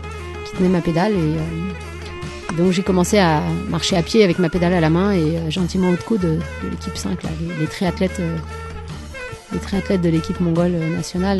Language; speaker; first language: French; native; French